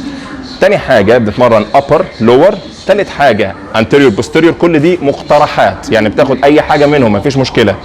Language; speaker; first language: Arabic; native; Arabic